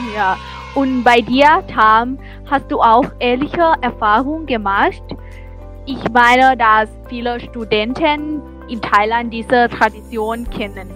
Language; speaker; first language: German; non-native, learner; Thai